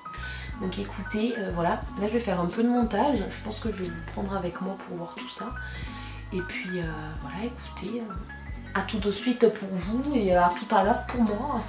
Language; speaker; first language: French; native; French